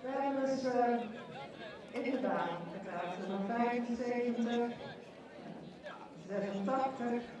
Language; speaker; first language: Dutch; native; Dutch